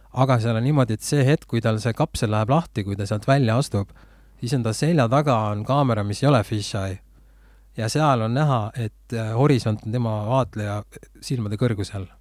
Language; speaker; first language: Estonian; native; Estonian